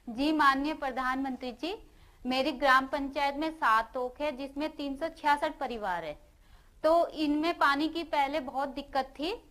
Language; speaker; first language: Hindi; native; Hindi